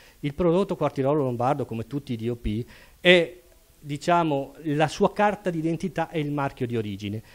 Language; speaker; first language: Italian; native; Italian